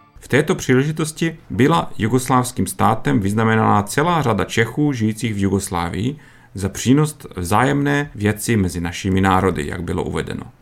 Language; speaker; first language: Czech; early bilingual, heritage; Czech